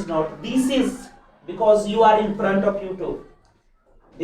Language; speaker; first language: English; non-native, local second language; Hindi